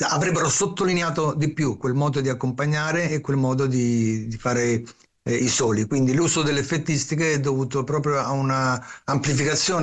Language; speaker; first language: Italian; native; Italian